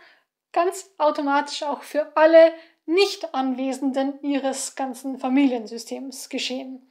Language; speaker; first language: German; native; German